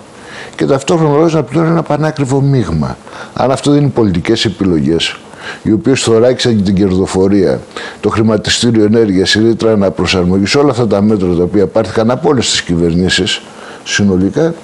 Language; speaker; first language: Greek; native; Greek